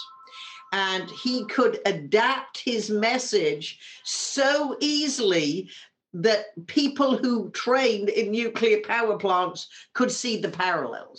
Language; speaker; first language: English; native; English